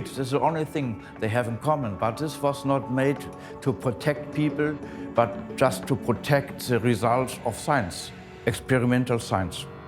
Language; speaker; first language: English; non-native, fluent; German